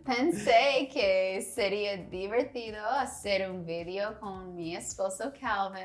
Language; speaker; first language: Spanish; non-native, learner; English